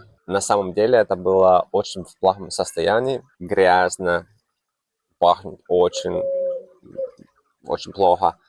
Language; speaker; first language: Russian; non-native, fluent; Finnish